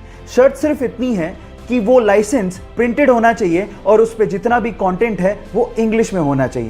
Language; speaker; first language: Hindi; native; Hindi